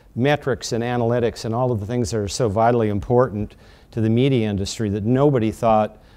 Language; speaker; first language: English; native; English